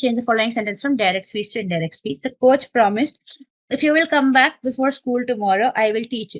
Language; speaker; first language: English; non-native, local second language; Malayalam